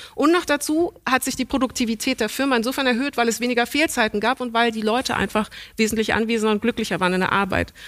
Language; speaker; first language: German; early bilingual, other home language; English